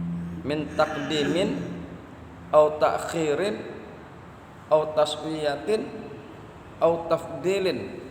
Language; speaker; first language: Arabic; non-native, fluent; Indonesian